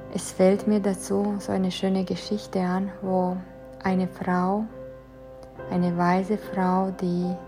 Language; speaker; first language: German; non-native, fluent; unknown